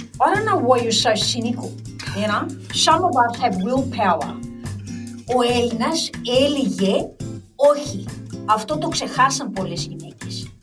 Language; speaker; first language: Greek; early bilingual, heritage; Greek